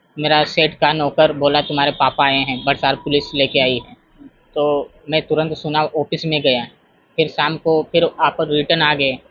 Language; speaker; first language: Hindi; native; Hindi